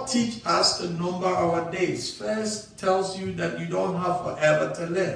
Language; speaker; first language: English; non-native, local second language; Akan